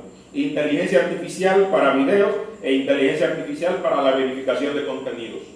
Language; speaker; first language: Spanish; native; Spanish